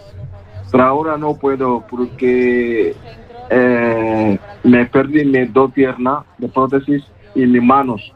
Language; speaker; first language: Spanish; non-native, learner; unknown